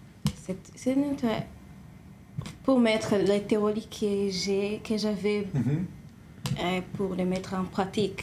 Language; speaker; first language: French; non-native, learner; Kinyarwanda